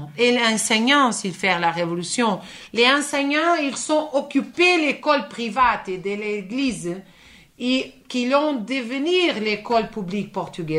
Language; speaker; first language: French; non-native, fluent; Portuguese